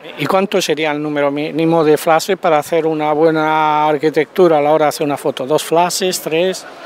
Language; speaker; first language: Spanish; native; Spanish